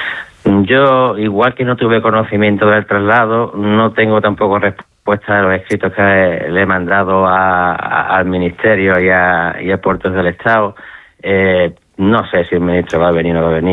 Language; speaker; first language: Spanish; native; Spanish